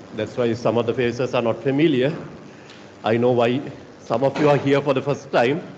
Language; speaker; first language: English; non-native, local second language; Sinhala